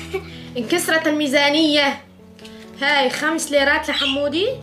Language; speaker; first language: Arabic; native; Arabic